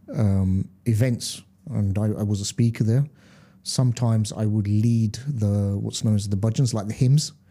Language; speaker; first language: English; early bilingual, other home language; Hindi